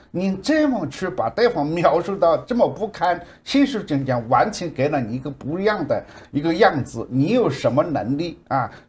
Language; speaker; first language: Chinese; native; Chinese